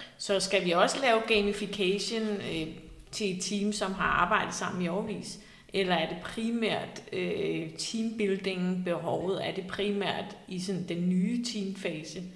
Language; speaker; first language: Danish; native; Danish